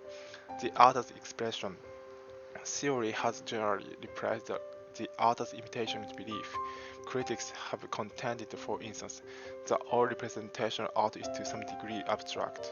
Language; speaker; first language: English; non-native, fluent; Japanese